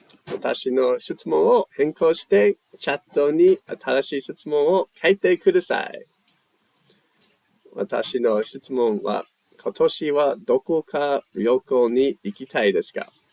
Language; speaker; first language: Japanese; non-native, learner; English